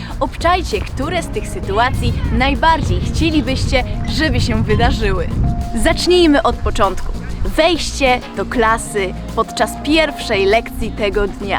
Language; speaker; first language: Polish; native; Polish